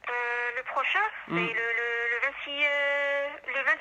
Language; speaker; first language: French; non-native, learner; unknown